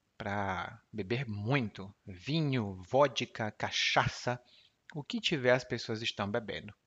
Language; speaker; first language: Portuguese; native; Portuguese